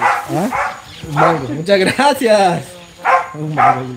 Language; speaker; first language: Spanish; native; Spanish